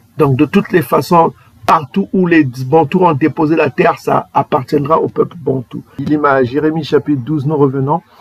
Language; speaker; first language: French; non-native, local second language; Kongo